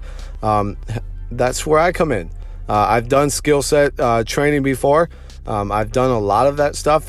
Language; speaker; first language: English; native; English